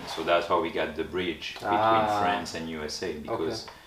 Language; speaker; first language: English; non-native, fluent; French